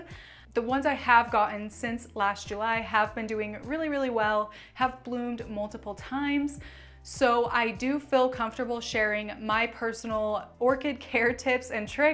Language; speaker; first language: English; native; English